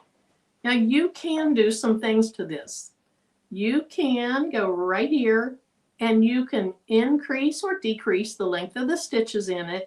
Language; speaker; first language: English; native; English